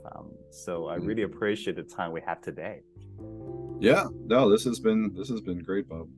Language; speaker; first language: English; non-native, fluent; Chinese